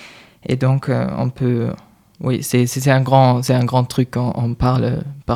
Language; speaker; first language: French; non-native, fluent; German